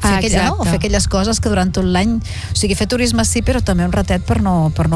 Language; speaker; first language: Catalan; native; Catalan